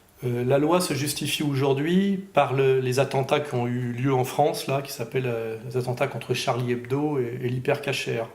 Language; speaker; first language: French; native; French